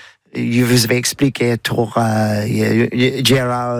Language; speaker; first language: French; non-native, learner; English